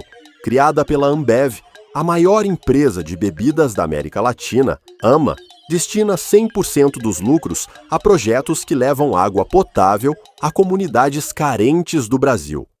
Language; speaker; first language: Portuguese; native; Portuguese